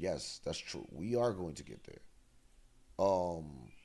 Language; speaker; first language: English; native; English